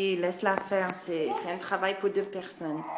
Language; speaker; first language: French; non-native, fluent; English